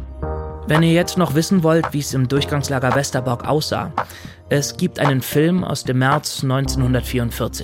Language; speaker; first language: German; native; German